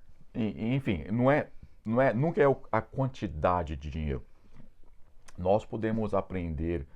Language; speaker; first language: Portuguese; non-native, fluent; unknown